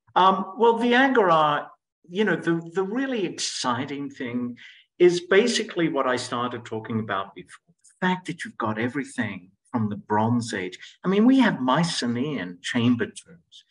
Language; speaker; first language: English; non-native, local second language; Greek